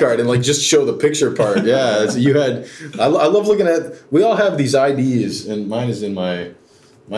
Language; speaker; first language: English; native; English